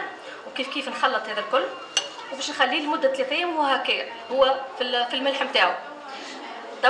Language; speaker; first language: Arabic; native; Arabic